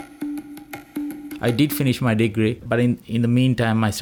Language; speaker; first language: English; non-native, local second language; Sinhala